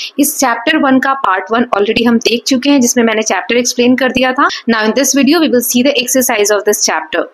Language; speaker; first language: Hindi; native; Hindi